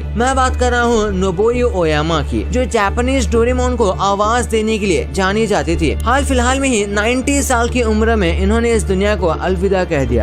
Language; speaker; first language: Hindi; native; Hindi